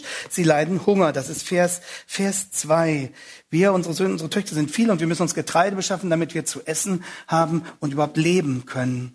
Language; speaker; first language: German; native; German